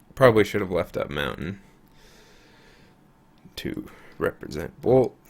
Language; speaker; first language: English; native; English